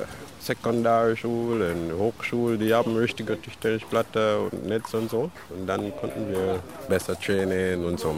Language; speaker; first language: German; non-native, learner; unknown